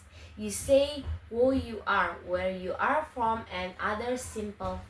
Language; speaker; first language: English; non-native, learner; Indonesian